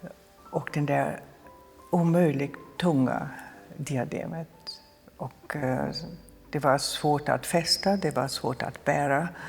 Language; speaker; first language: Swedish; non-native, fluent; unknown